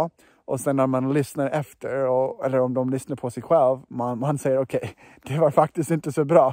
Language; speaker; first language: Swedish; non-native, fluent; English